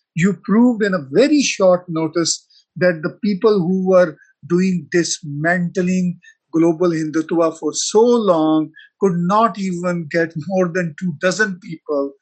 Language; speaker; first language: English; non-native, local second language; Punjabi